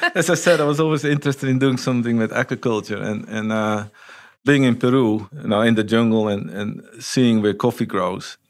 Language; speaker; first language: English; non-native, fluent; Dutch